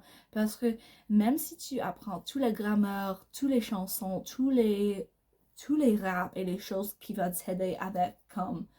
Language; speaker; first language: French; non-native, learner; English